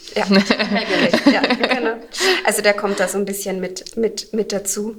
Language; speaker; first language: German; native; German